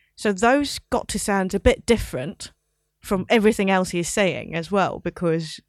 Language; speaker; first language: English; non-native, local second language; Cantonese